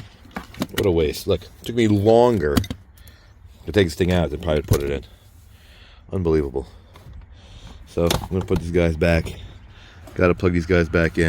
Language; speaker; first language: English; native; English